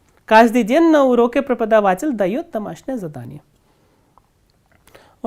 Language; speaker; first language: Russian; non-native, fluent; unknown